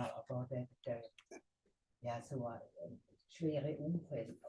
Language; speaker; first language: German; non-native, learner; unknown